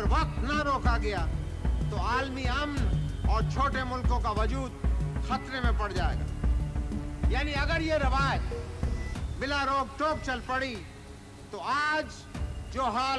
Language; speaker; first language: Urdu; non-native, local second language; Punjabi